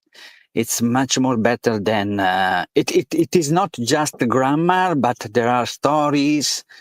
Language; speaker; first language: English; non-native, learner; Italian